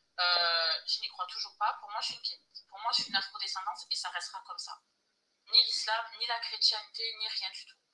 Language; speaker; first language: French; native; French